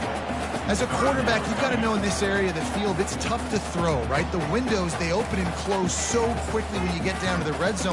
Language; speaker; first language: English; native; English